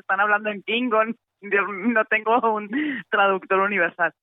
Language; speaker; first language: Spanish; non-native, local second language; Catalan